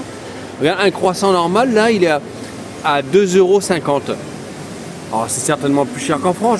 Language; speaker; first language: French; native; French